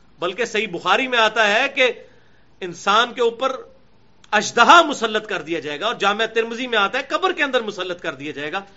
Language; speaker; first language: Urdu; non-native, local second language; Punjabi